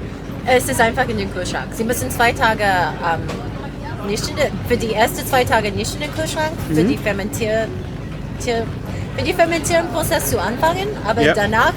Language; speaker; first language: German; non-native, learner; Korean